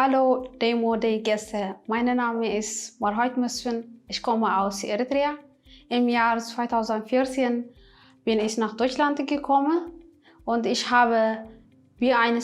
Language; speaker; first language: German; non-native, learner; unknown